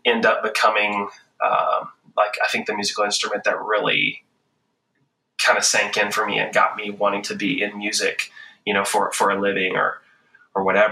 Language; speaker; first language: English; native; English